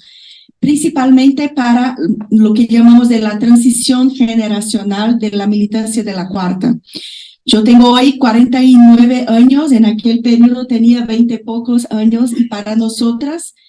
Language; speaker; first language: Spanish; non-native, fluent; Portuguese